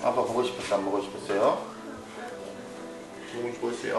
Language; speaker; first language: Korean; native; Korean